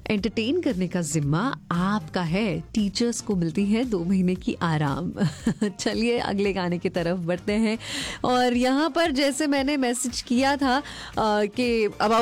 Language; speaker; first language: Hindi; native; Hindi